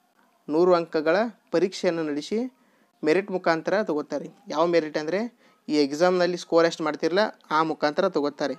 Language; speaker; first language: Kannada; native; Kannada